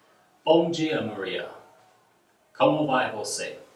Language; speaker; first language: Portuguese; non-native, learner; English